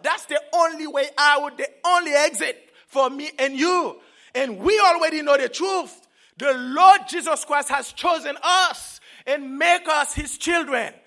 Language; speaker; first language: English; non-native, fluent; Haitian Creole